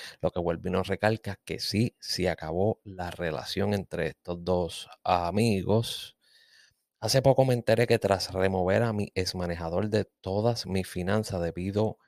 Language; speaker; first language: Spanish; native; Spanish